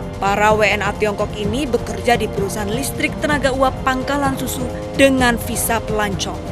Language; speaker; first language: Indonesian; native; Indonesian